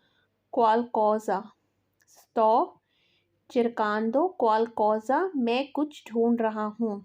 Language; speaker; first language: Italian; non-native, learner; Urdu